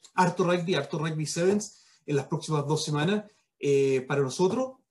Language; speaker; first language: Spanish; early bilingual, heritage; Spanish